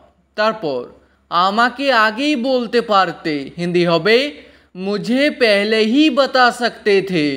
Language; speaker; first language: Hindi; non-native, fluent; Bangla